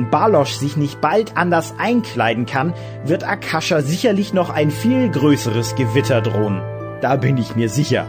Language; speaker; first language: German; native; German